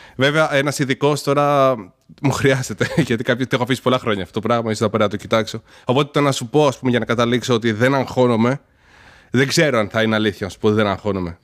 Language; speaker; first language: Greek; early bilingual, heritage; Greek